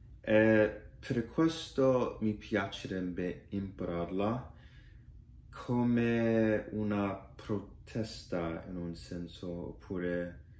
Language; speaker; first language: Italian; non-native, learner; English